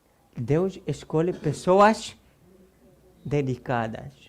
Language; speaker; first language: Portuguese; non-native, fluent; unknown